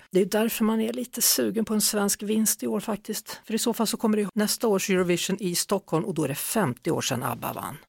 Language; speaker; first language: Swedish; native; Swedish